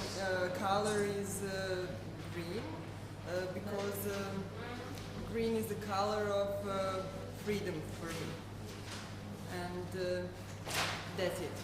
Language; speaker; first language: English; non-native, learner; Serbian